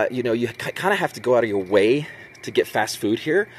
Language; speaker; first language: English; native; English